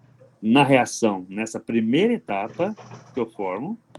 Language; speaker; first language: Portuguese; native; Portuguese